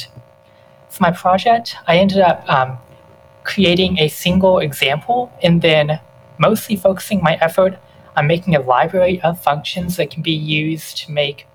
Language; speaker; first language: English; native; English